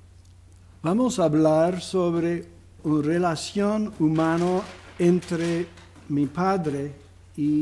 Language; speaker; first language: Spanish; non-native, fluent; English